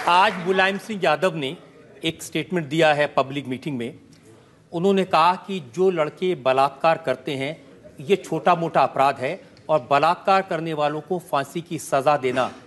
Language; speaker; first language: Hindi; native; Hindi